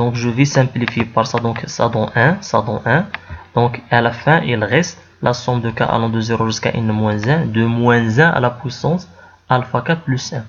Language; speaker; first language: French; non-native, local second language; Arabic